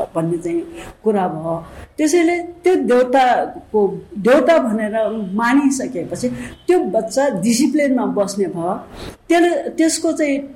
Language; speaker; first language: Nepali; non-native, local second language; Newari